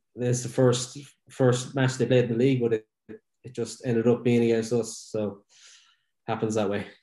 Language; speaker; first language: English; native; English